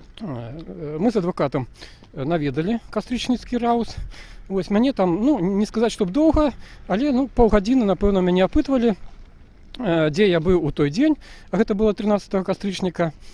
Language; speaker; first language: Belarusian; non-native, local second language; Russian